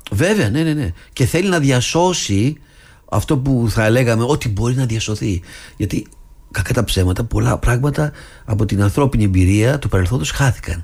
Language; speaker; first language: Greek; early bilingual, other home language; English